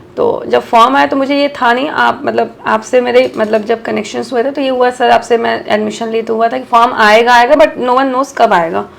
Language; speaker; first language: Hindi; native; Hindi